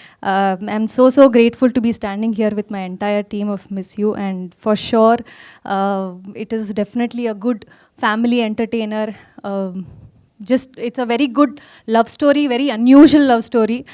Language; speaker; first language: Telugu; non-native, fluent; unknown